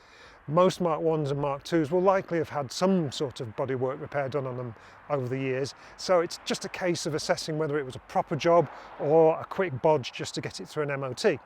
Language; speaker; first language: English; native; English